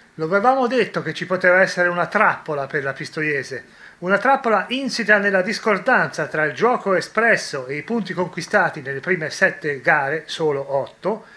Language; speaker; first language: Italian; native; Italian